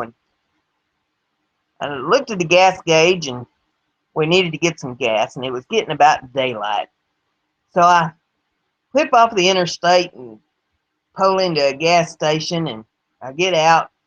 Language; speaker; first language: English; native; English